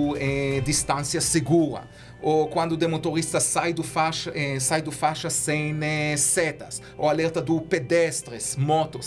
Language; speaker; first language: Portuguese; non-native, learner; Hebrew